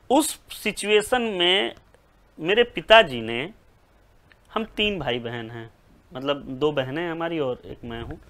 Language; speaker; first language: Hindi; native; Hindi